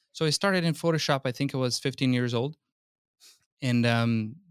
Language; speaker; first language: English; non-native, fluent; Portuguese